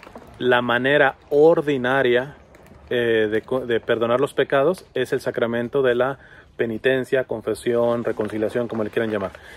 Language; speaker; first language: Spanish; native; Spanish